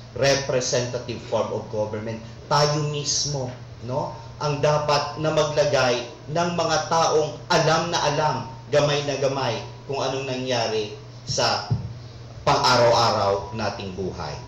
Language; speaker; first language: Filipino; non-native, local second language; Bikol